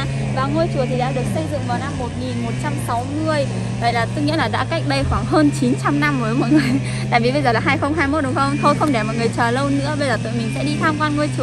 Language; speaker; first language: Vietnamese; native; Vietnamese